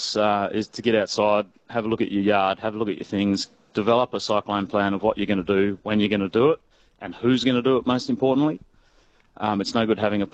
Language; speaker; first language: English; native; English